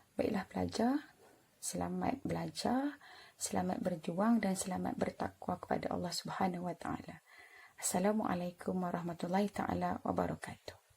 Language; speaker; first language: Malay; native; Malay